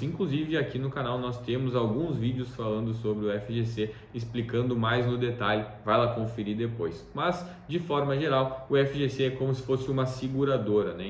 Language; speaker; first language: Portuguese; native; Portuguese